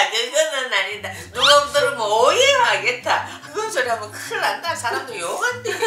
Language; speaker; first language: Korean; native; Korean